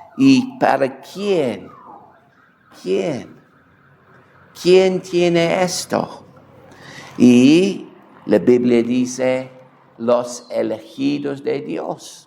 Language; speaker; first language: Spanish; non-native, fluent; English